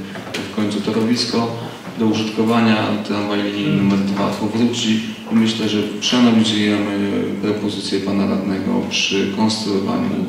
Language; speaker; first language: Polish; native; Polish